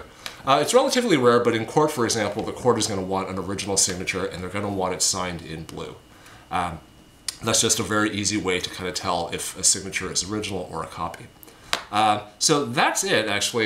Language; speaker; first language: English; native; English